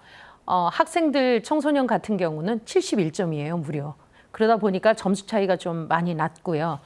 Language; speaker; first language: Korean; native; Korean